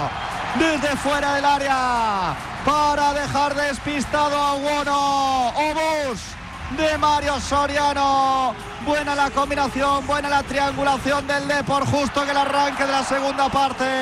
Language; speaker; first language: Spanish; native; Spanish